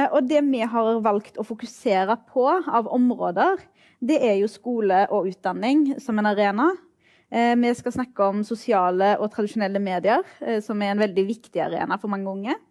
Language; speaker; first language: Norwegian; early bilingual, other home language; Arabic